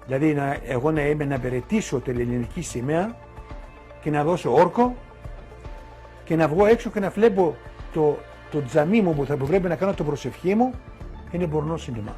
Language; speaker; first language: Greek; non-native, local second language; Turkish